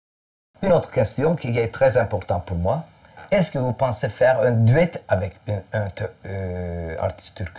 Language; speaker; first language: French; non-native, fluent; Turkish